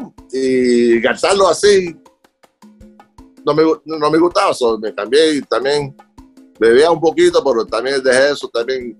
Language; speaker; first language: Spanish; early bilingual, other home language; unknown